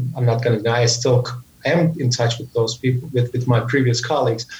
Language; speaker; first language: English; non-native, fluent; Turkish